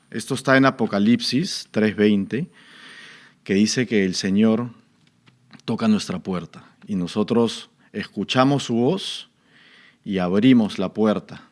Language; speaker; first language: Spanish; native; Spanish